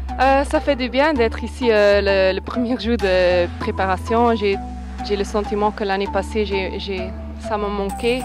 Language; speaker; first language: French; non-native, local second language; Dutch